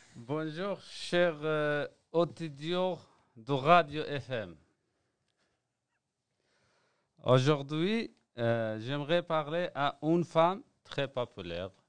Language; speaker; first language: French; non-native, learner; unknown